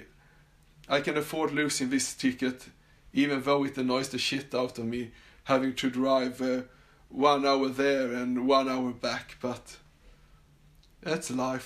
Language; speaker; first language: English; non-native, fluent; Swedish